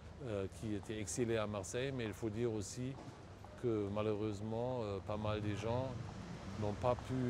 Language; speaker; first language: French; non-native, fluent; German